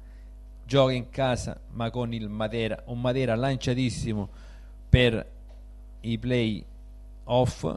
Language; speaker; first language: Italian; native; Italian